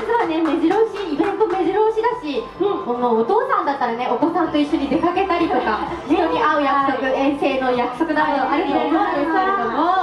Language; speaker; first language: Japanese; native; Japanese